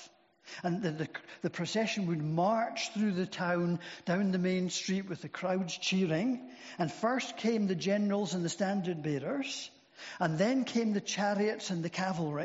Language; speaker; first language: English; native; English